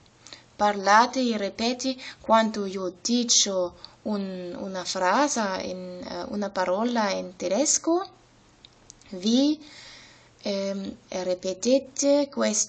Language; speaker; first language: Italian; non-native, learner; German